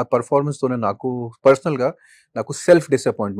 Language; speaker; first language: Telugu; non-native, fluent; Hindi